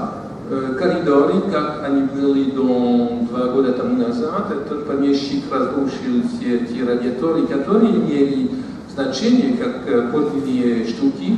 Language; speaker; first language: Russian; non-native, fluent; French